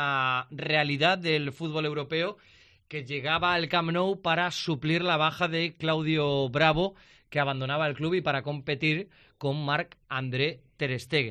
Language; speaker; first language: Spanish; native; Spanish